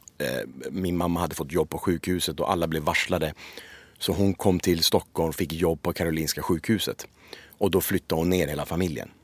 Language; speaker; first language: Swedish; early bilingual, other home language; Persian